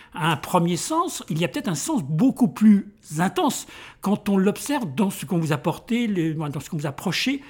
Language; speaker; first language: French; native; French